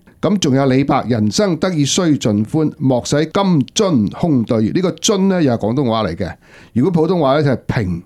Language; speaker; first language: Cantonese; non-native, local second language; Wu Chinese